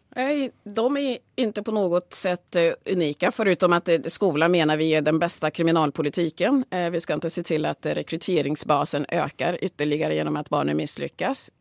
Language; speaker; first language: Swedish; early bilingual, other home language; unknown